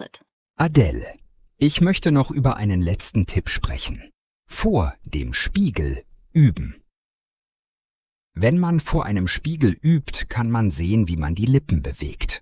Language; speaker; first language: German; non-native, fluent; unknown